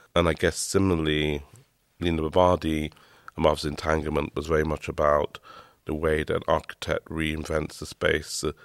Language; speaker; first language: English; native; English